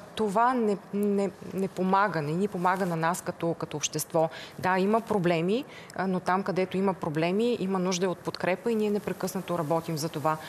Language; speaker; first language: Bulgarian; native; Bulgarian